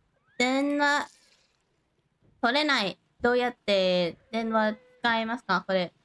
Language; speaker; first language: Japanese; non-native, learner; Thai